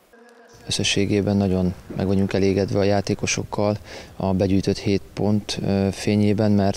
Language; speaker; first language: Hungarian; native; Hungarian